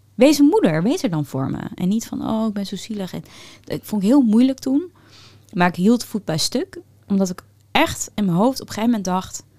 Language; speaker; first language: Dutch; early bilingual, other home language; Turkish